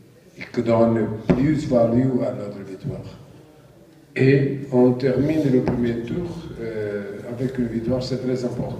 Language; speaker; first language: French; non-native, fluent; Portuguese